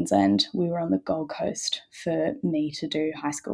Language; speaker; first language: English; native; English